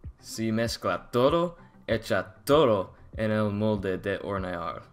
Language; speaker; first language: Spanish; non-native, learner; English